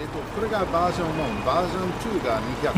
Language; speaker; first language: Japanese; non-native, learner; English